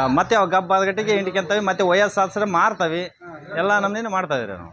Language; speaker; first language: Kannada; native; Kannada